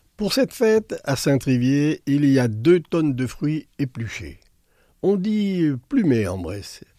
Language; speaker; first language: French; native; French